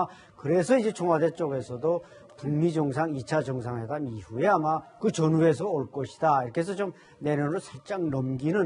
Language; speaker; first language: Korean; native; Korean